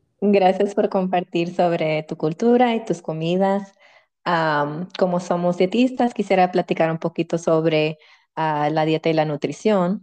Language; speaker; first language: Spanish; early bilingual, heritage; Spanish